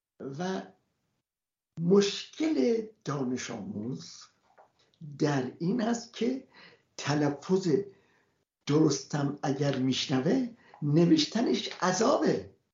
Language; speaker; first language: Persian; native; Persian